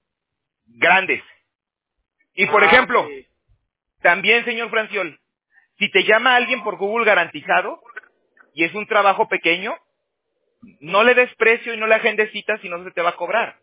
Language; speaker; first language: Spanish; native; Spanish